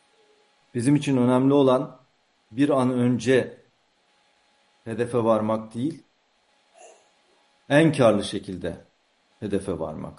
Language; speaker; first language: Turkish; native; Turkish